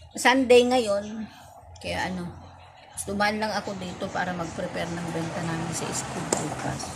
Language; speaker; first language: Filipino; non-native, local second language; Iloko